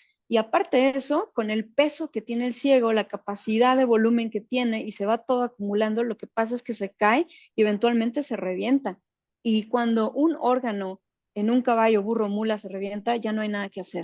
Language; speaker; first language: Spanish; native; Spanish